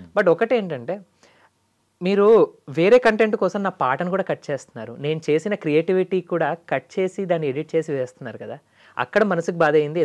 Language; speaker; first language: Telugu; native; Telugu